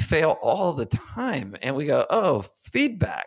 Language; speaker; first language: English; native; English